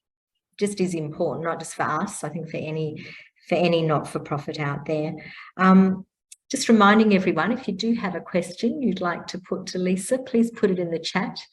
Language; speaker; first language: English; native; English